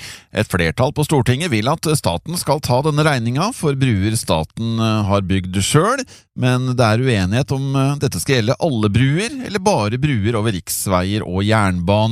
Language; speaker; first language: Norwegian; native; Norwegian